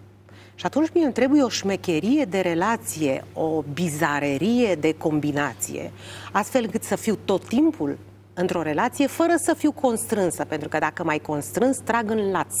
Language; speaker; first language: Romanian; native; Romanian